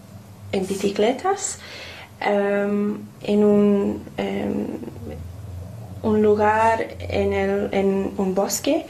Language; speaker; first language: Spanish; non-native, learner; English